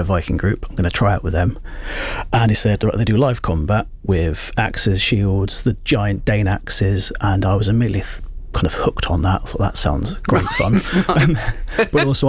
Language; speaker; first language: English; native; English